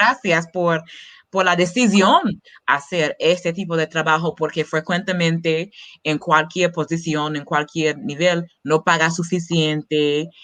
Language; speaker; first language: Spanish; non-native, learner; English